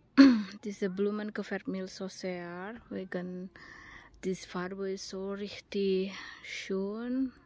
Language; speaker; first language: German; non-native, learner; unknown